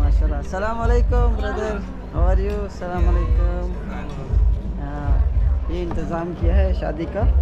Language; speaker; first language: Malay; non-native, learner; Urdu